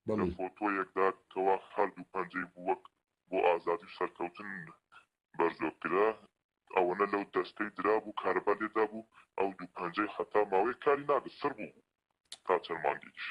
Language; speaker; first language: Central Kurdish; non-native, local second language; Kurdish